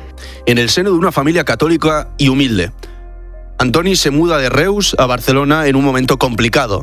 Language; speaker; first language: Spanish; native; Spanish